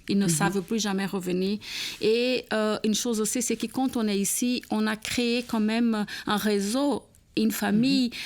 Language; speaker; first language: French; non-native, fluent; Portuguese